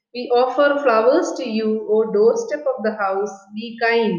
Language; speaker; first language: English; non-native, local second language; Malayalam